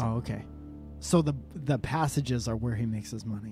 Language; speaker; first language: English; native; English